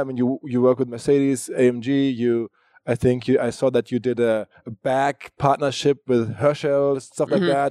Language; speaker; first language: English; non-native, fluent; German